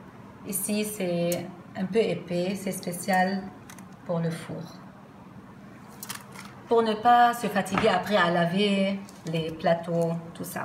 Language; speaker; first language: French; non-native, fluent; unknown